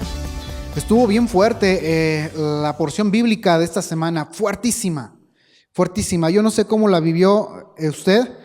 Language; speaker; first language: Spanish; native; Spanish